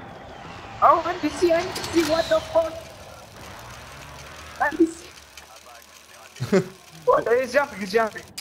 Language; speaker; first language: English; non-native, learner; Persian